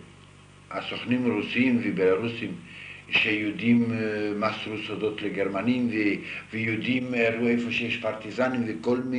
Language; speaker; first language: Hebrew; non-native, fluent; Yiddish